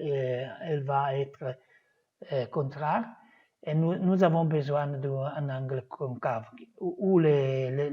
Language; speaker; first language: French; non-native, fluent; Italian